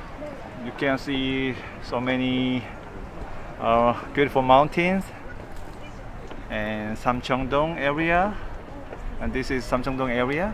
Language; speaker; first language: English; non-native, fluent; Korean